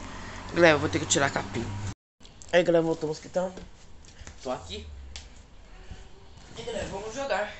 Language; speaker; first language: Portuguese; native; Portuguese